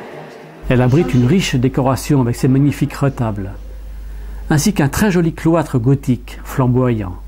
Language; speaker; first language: French; native; French